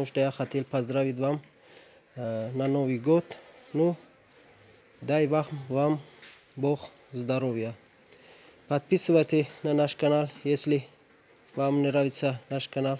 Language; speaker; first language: Russian; non-native, learner; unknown